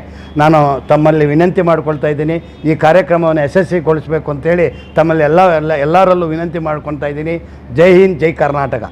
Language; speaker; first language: Kannada; native; Kannada